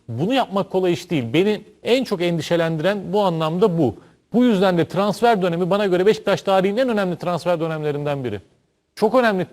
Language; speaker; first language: Turkish; native; Turkish